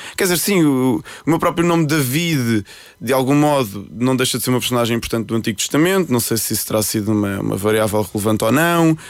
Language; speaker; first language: Portuguese; early bilingual, other home language; Spanish